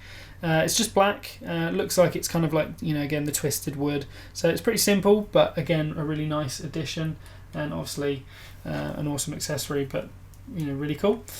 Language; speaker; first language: English; native; English